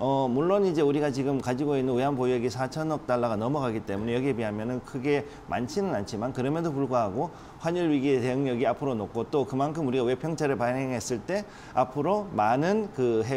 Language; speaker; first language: Korean; native; Korean